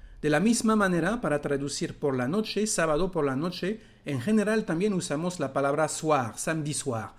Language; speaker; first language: Spanish; non-native, fluent; French